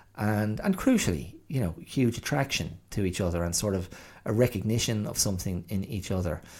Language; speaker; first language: English; native; English